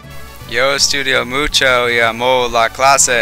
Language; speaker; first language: Spanish; non-native, learner; English